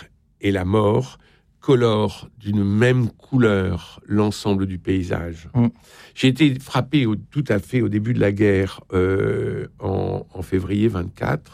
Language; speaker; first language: French; native; French